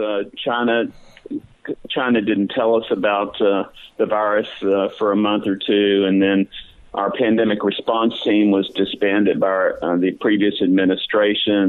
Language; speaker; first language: English; native; English